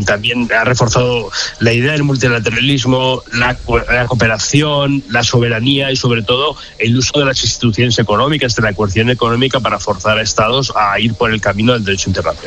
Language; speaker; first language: Spanish; native; Spanish